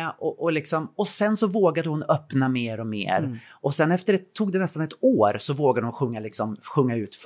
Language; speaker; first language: Swedish; native; Swedish